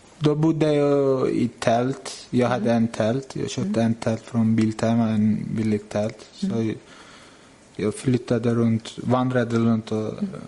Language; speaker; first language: Swedish; non-native, fluent; Turkish